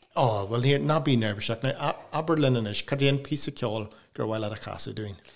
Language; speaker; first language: Irish; non-native, local second language; English